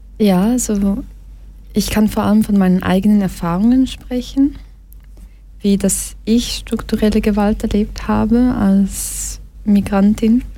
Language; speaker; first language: German; early bilingual, other home language; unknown